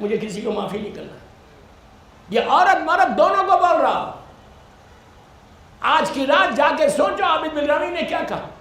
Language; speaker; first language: Urdu; native; Urdu